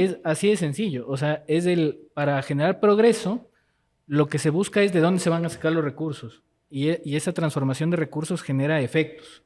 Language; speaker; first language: Spanish; native; Spanish